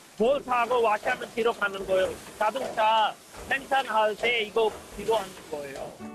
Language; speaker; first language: Korean; non-native, learner; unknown